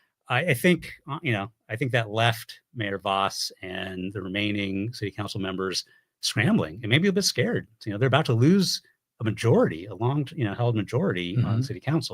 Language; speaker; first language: English; native; English